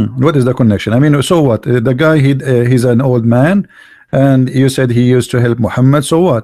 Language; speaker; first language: English; non-native, fluent; Arabic